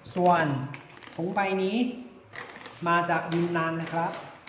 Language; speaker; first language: Thai; non-native, learner; Chinese